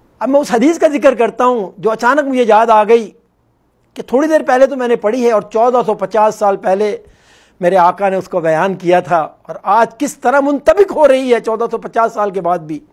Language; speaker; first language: Urdu; non-native, local second language; Northern Hindko